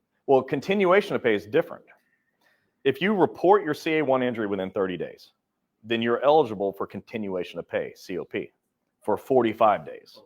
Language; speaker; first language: English; native; English